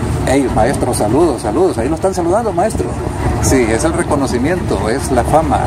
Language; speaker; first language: Spanish; native; Spanish